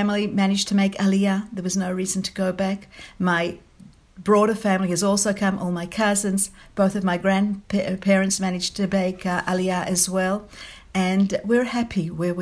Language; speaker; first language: English; native; English